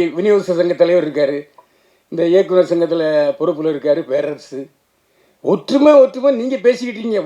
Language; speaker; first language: Tamil; native; Tamil